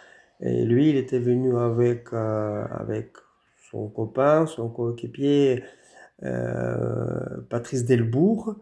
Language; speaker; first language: French; non-native, fluent; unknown